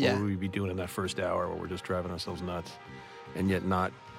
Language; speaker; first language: English; native; English